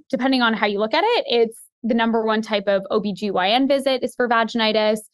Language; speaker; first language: English; native; English